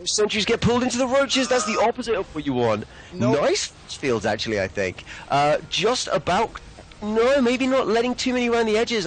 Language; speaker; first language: English; native; English